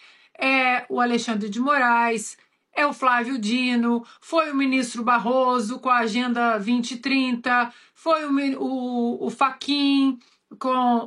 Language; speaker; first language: Portuguese; native; Portuguese